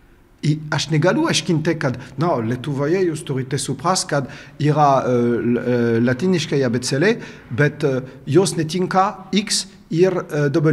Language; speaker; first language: Lithuanian; non-native, learner; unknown